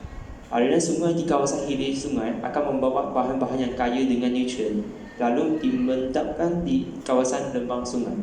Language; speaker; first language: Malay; non-native, local second language; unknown